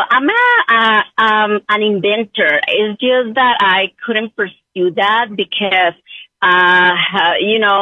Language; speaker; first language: English; non-native, fluent; Spanish